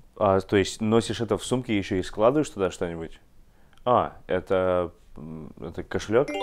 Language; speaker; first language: Russian; non-native, fluent; English